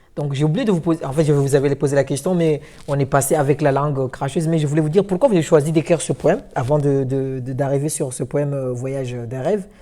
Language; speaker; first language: French; non-native, local second language; Ngazidja Comorian